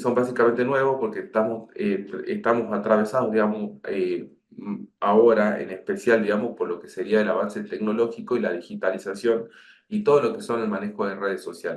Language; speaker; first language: Spanish; native; Spanish